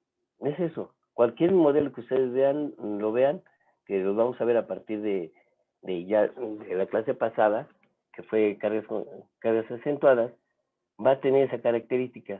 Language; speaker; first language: Spanish; native; Spanish